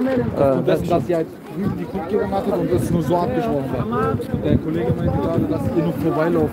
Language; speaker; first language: German; native; German